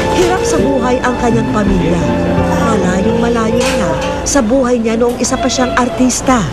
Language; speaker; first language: Filipino; native; Filipino